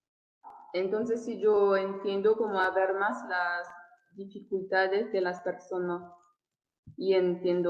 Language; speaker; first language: Spanish; non-native, learner; French